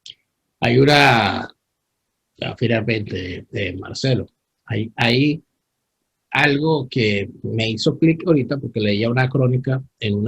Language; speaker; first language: Spanish; native; Spanish